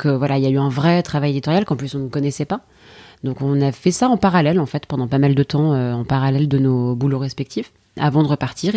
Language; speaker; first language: French; native; French